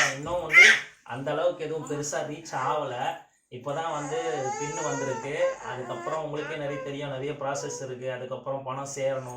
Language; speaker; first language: Tamil; native; Tamil